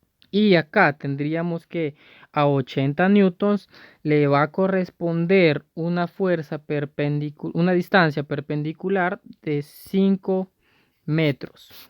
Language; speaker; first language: Spanish; native; Spanish